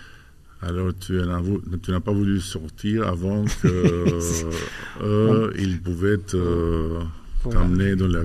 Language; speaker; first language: French; non-native, fluent; Albanian